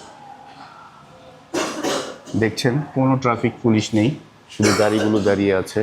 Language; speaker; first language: Bangla; native; Bangla